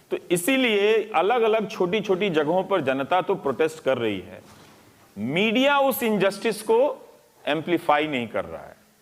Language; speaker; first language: Hindi; native; Hindi